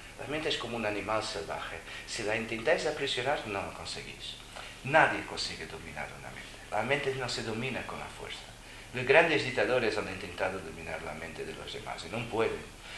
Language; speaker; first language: Spanish; non-native, fluent; Portuguese